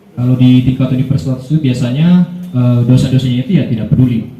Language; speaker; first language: Indonesian; native; Indonesian